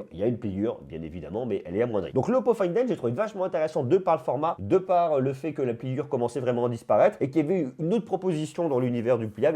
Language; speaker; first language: French; native; French